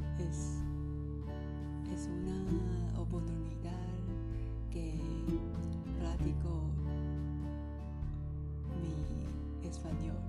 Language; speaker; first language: Spanish; non-native, learner; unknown